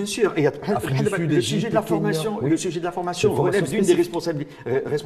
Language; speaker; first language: French; non-native, local second language; Arabic